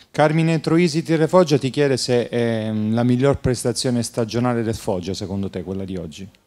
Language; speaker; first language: Italian; native; Italian